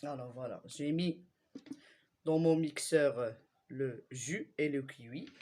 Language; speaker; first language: French; non-native, local second language; Arabic